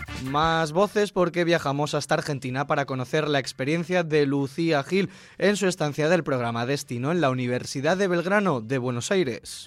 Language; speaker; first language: Spanish; native; Spanish